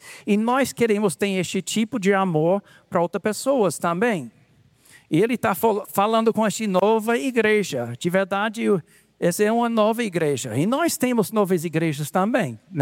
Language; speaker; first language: Portuguese; non-native, fluent; English